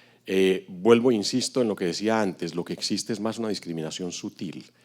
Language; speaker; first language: Spanish; native; Spanish